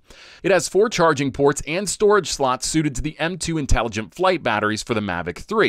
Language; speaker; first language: English; native; English